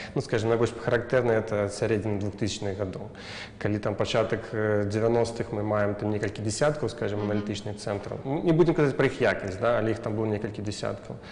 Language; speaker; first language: Belarusian; native; Belarusian